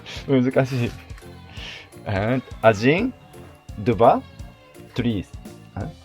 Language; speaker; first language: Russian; non-native, learner; Japanese